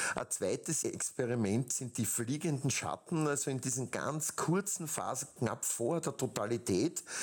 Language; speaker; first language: German; native; German